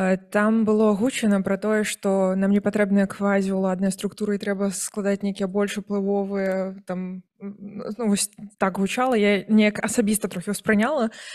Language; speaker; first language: Belarusian; native; Belarusian